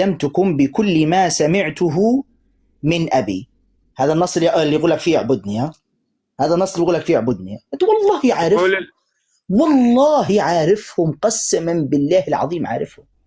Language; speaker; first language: Arabic; native; Arabic